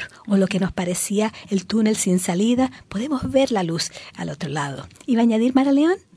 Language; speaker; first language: Spanish; native; Spanish